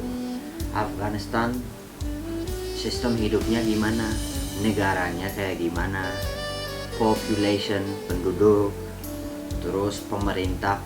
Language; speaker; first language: Indonesian; non-native, fluent; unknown